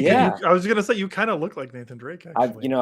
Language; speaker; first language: English; native; English